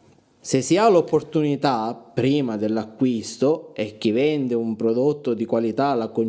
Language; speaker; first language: Italian; native; Italian